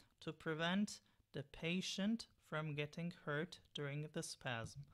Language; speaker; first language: English; non-native, fluent; Turkish